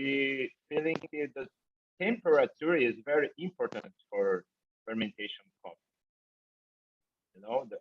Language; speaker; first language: English; non-native, learner; Portuguese